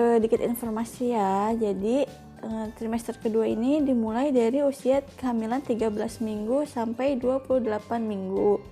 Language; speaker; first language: Indonesian; native; Indonesian